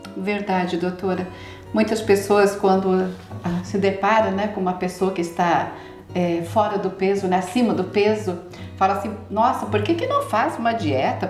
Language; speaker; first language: Portuguese; native; Portuguese